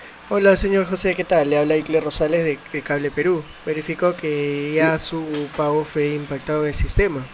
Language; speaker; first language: Spanish; native; Spanish